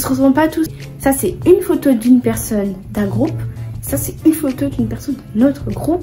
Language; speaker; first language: French; native; French